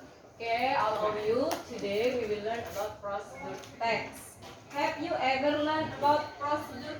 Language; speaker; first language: English; non-native, learner; Indonesian